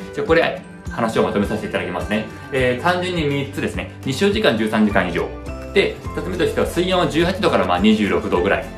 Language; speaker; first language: Japanese; early bilingual, heritage; Japanese